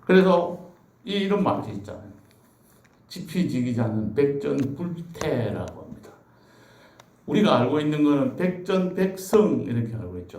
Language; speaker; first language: Korean; native; Korean